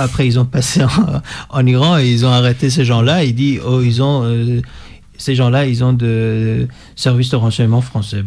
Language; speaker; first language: French; non-native, fluent; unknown